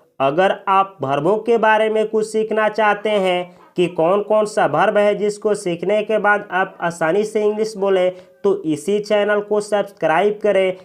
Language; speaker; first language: Hindi; native; Hindi